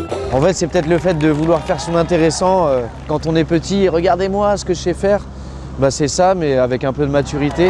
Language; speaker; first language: French; native; French